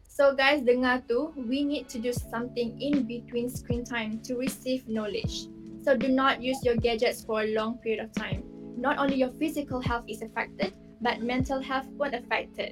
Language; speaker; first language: English; non-native, local second language; Malay